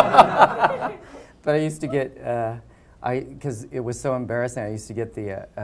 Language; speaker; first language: English; native; English